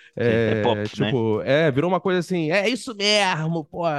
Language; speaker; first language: Portuguese; native; Portuguese